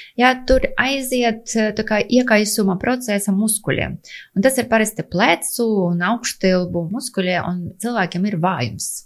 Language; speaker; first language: Latvian; non-native, local second language; Russian